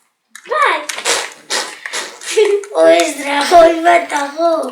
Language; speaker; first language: Basque; non-native, local second language; Spanish